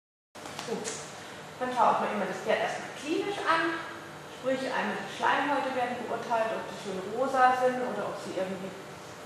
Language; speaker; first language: German; native; German